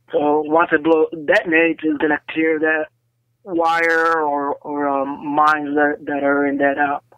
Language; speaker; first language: English; native; English